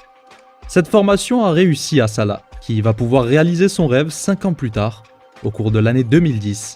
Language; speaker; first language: French; native; French